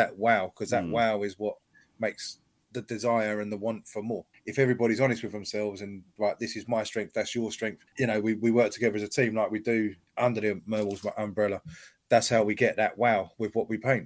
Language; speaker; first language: English; native; English